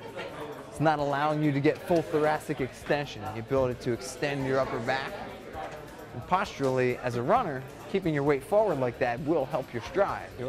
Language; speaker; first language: English; native; English